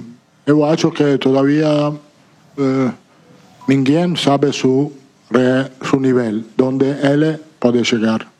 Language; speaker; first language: Portuguese; non-native, fluent; Italian